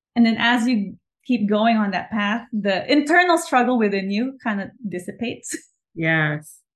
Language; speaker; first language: English; non-native, local second language; Filipino